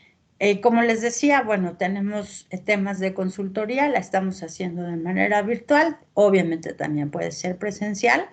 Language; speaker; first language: Spanish; native; Spanish